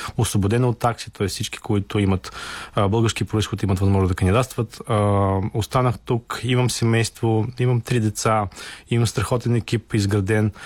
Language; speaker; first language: Bulgarian; native; Bulgarian